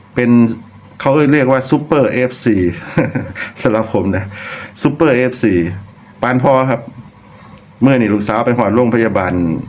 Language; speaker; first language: Thai; non-native, local second language; Lao